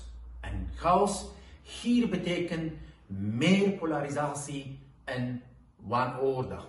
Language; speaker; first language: Dutch; non-native, fluent; Kurdish